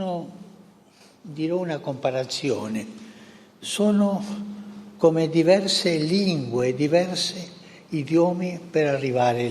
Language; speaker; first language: Italian; non-native, fluent; Spanish